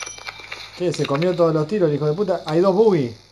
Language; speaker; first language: Spanish; native; Spanish